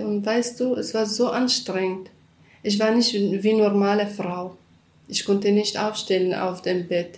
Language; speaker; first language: German; non-native, learner; Central Kurdish